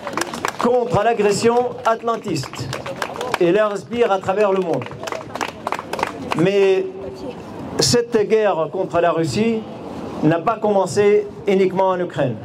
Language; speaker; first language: French; non-native, fluent; Arabic